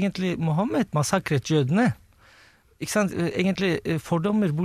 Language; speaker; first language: Norwegian; non-native, fluent; Turkish